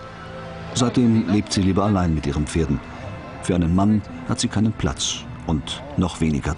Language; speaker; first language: German; native; German